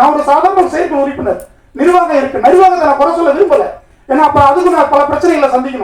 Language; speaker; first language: Tamil; native; Tamil